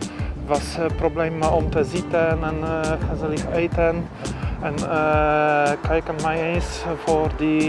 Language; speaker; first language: Dutch; non-native, learner; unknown